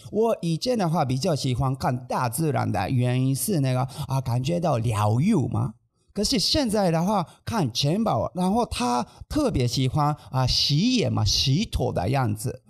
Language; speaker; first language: Chinese; non-native, fluent; Japanese